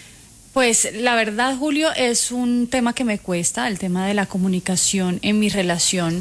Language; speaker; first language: Spanish; native; Spanish